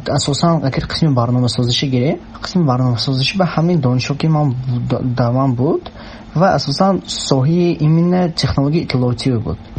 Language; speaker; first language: Tajik; native; Tajik